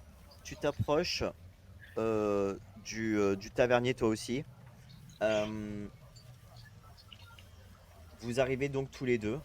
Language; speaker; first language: French; native; French